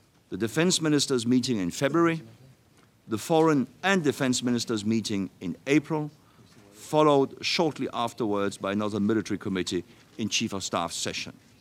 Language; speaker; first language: English; non-native, fluent; Danish